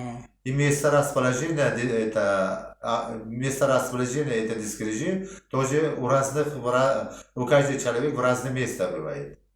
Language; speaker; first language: Russian; non-native, local second language; Uzbek